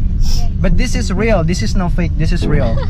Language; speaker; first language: English; non-native, learner; Indonesian